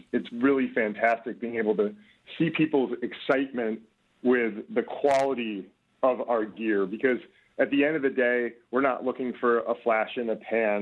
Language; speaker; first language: English; native; English